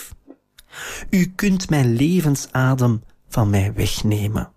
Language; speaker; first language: Dutch; native; Dutch